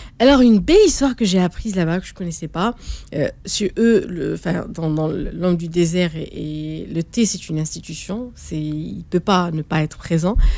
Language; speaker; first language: French; native; French